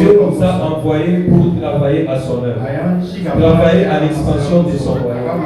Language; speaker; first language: French; non-native, local second language; Bambara